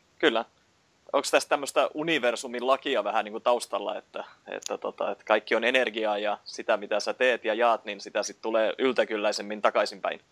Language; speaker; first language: Finnish; native; Finnish